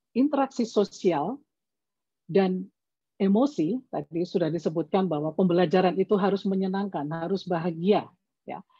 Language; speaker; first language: Indonesian; native; Indonesian